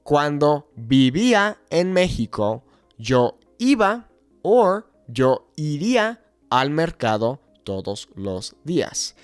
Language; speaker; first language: Spanish; non-native, fluent; English